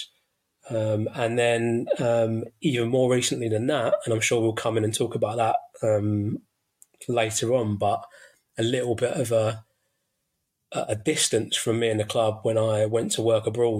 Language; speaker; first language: English; native; English